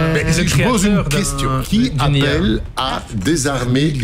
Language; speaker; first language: French; native; French